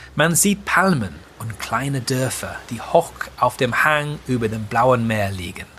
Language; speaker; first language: German; non-native, fluent; English